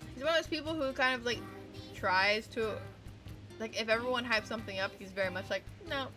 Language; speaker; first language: English; native; English